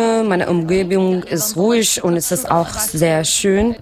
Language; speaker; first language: German; non-native, learner; Arabic